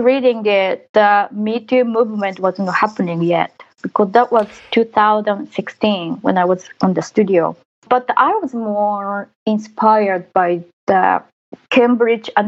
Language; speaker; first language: English; non-native, fluent; Japanese